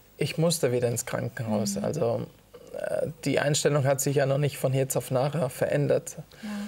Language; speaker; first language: German; early bilingual, other home language; Italian